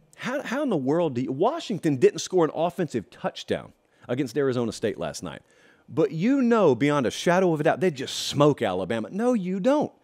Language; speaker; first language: English; native; English